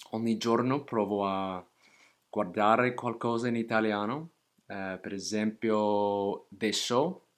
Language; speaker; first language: Italian; non-native, fluent; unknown